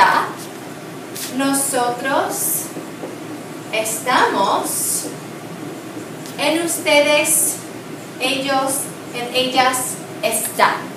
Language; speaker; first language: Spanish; non-native, learner; English